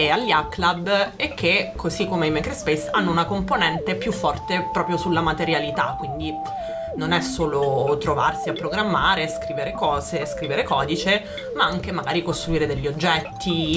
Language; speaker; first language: Italian; native; Italian